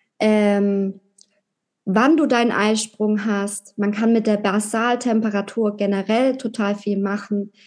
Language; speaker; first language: German; native; German